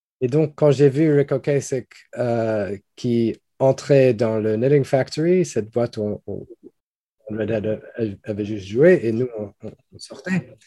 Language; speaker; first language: French; non-native, fluent; English